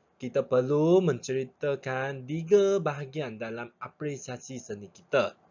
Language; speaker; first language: Malay; non-native, local second language; Chinese